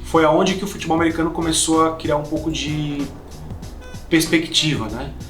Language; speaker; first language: Portuguese; native; Portuguese